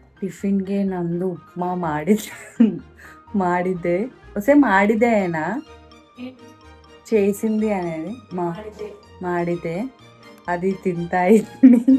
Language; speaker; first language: Kannada; non-native, learner; Telugu